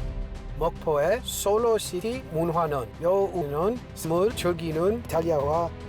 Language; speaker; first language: Korean; non-native, fluent; Italian